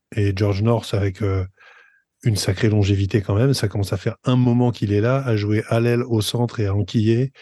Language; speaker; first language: French; native; French